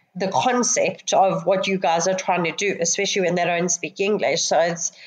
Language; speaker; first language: English; native; English